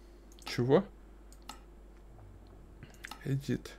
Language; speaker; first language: Russian; native; Russian